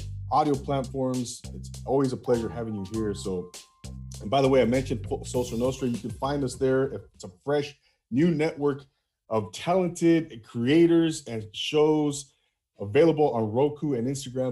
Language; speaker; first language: English; early bilingual, other home language; Spanish